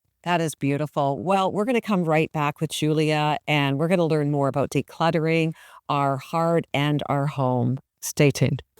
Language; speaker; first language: English; native; English